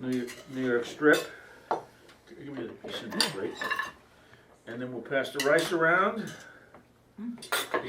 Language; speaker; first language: English; native; English